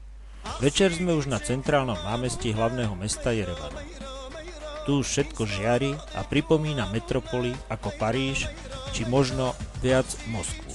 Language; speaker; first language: Slovak; native; Slovak